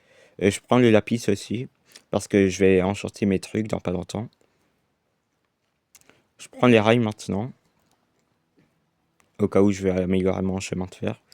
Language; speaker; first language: French; native; French